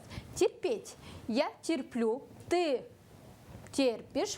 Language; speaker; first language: Russian; non-native, local second language; Kyrgyz